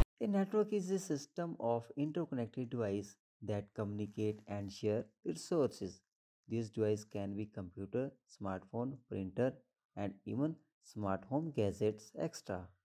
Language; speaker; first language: English; non-native, local second language; Hindi